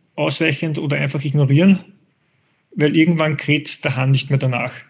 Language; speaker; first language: German; native; German